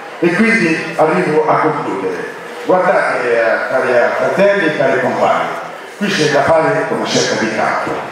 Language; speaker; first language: Italian; non-native, fluent; Arabic